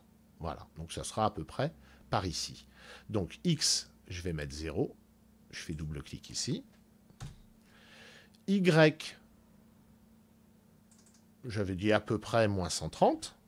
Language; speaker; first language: French; native; French